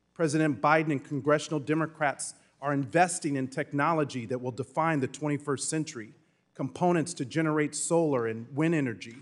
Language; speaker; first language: English; native; English